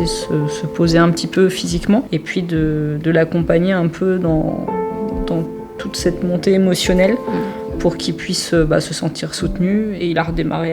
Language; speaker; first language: French; native; French